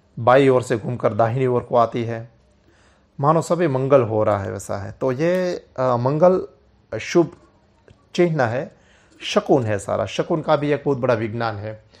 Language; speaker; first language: Hindi; non-native, local second language; Gujarati